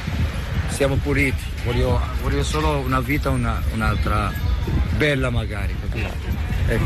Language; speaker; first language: Italian; non-native, learner; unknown